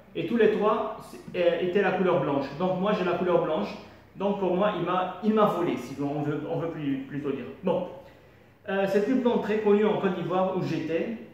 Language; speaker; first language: French; non-native, local second language; Arabic